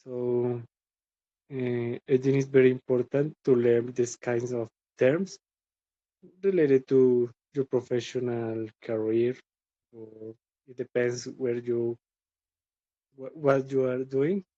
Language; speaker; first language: English; non-native, learner; Spanish